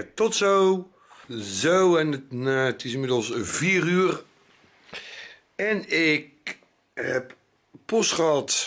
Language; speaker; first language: Dutch; native; Dutch